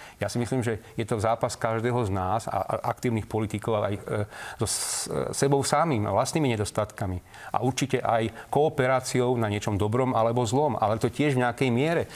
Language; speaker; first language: Slovak; native; Slovak